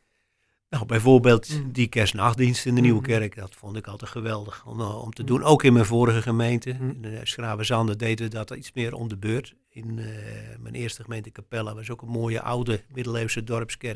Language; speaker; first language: Dutch; native; Dutch